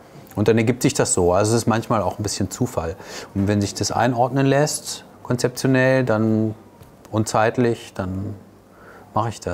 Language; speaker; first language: German; native; German